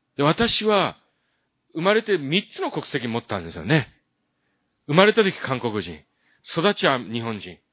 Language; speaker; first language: Japanese; early bilingual, other home language; Korean